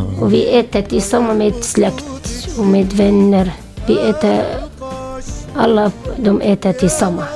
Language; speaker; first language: Swedish; non-native, learner; Syriac